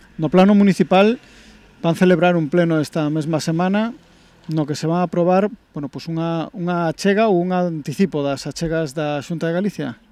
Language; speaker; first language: Galician; non-native, local second language; Spanish